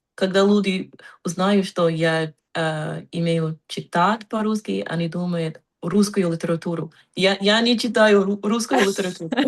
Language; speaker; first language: Russian; non-native, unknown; English